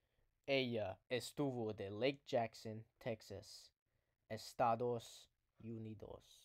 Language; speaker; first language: Spanish; non-native, learner; English